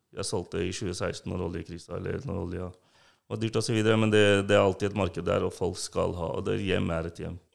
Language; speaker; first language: Norwegian; non-native, local second language; Urdu